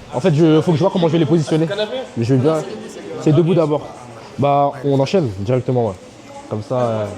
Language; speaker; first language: French; native; French